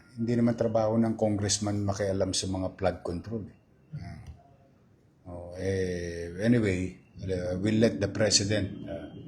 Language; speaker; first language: Filipino; native; Filipino